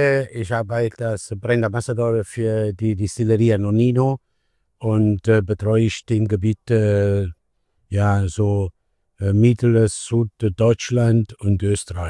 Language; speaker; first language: German; non-native, fluent; Italian